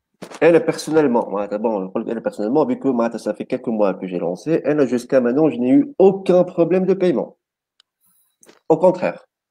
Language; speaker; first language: French; non-native, local second language; Arabic